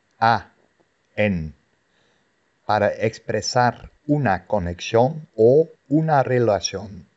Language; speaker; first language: Spanish; non-native, fluent; Dutch